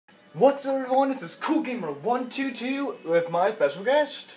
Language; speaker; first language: English; native; English